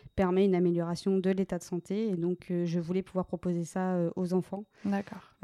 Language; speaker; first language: French; native; French